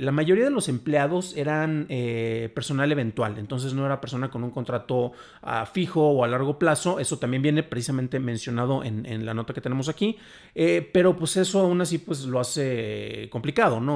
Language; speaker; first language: Spanish; native; Spanish